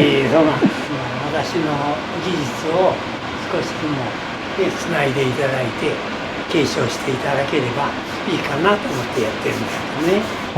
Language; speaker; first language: Japanese; native; Japanese